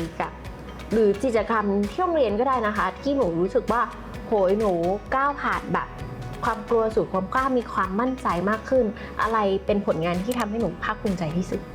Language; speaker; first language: Thai; native; Thai